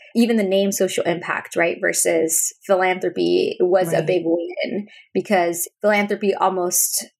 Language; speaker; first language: English; early bilingual, other home language; Spanish